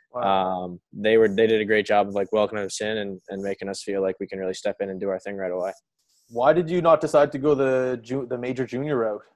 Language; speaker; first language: English; native; English